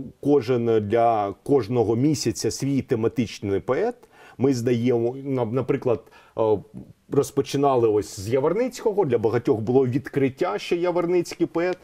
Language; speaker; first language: Ukrainian; non-native, local second language; Russian